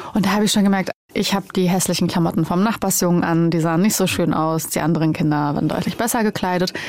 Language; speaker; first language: German; early bilingual, other home language; Romanian